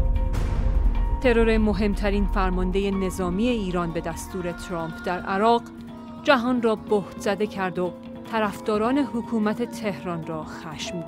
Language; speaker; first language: Persian; native; Persian